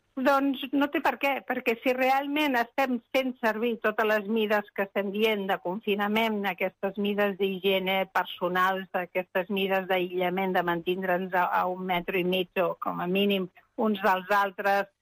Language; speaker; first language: Catalan; non-native, local second language; Spanish